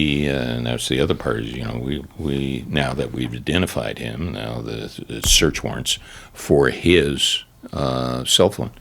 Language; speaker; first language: English; native; English